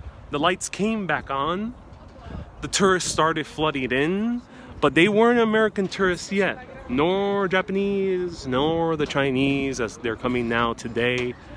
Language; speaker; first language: English; native; English